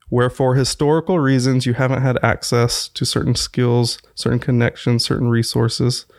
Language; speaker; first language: English; native; English